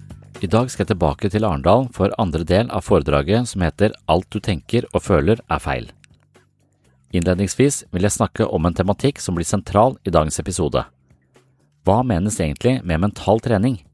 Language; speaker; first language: Norwegian; native; Norwegian